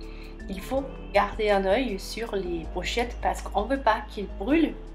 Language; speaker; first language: French; non-native, fluent; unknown